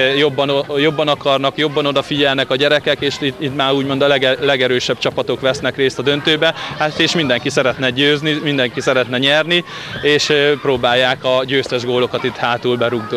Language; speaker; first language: Hungarian; native; Hungarian